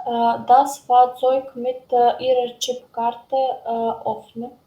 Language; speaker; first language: German; non-native, learner; Macedonian